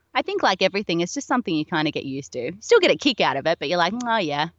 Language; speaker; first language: English; native; English